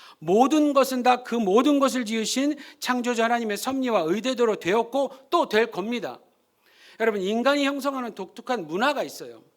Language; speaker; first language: Korean; early bilingual, heritage; Korean